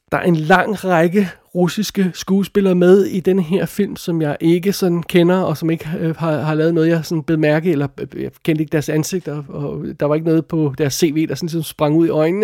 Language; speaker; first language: Danish; native; Danish